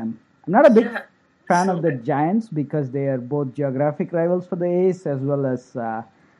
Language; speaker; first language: English; non-native, local second language; Tamil